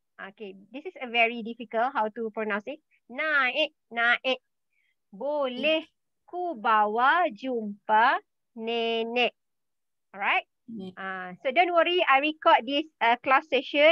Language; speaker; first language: English; non-native, learner; Malay